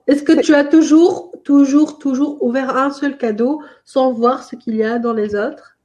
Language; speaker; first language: French; non-native, local second language; Arabic